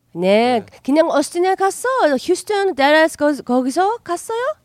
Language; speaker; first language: Korean; early bilingual, heritage; Korean